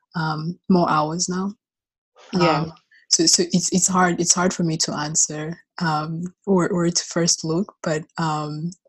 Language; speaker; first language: English; non-native, local second language; Kinyarwanda